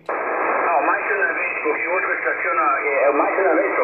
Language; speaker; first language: Portuguese; non-native, learner; Czech